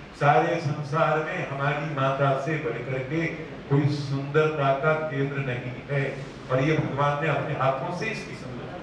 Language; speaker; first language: Hindi; non-native, local second language; Gujarati